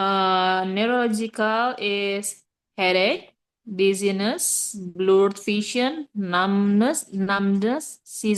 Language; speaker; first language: English; non-native, learner; Indonesian